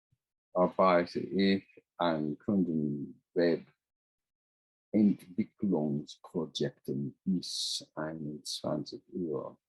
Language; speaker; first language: German; non-native, fluent; English